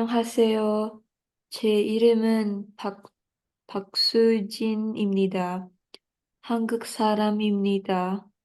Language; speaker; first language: Korean; non-native, learner; Indonesian